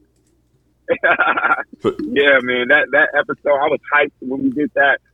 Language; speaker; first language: English; native; English